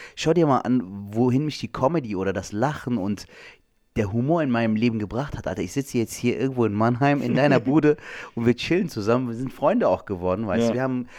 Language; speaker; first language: German; early bilingual, other home language; Turkish